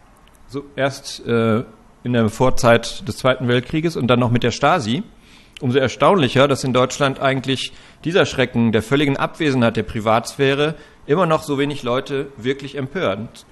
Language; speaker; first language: German; native; German